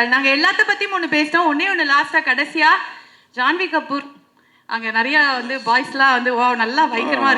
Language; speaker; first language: Tamil; native; Tamil